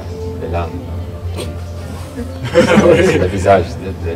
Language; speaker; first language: French; non-native, learner; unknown